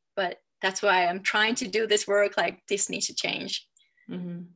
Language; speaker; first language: English; non-native, fluent; Finnish